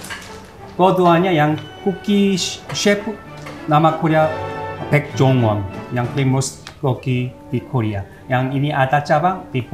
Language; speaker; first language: Indonesian; non-native, learner; Korean